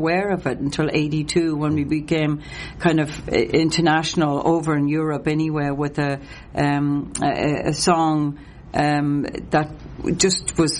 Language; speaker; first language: English; non-native, local second language; Irish